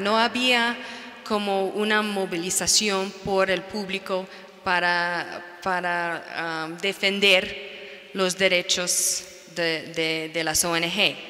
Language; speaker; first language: Spanish; non-native, fluent; English